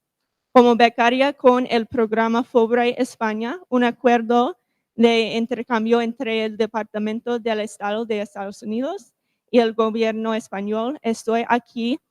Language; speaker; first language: Spanish; non-native, fluent; English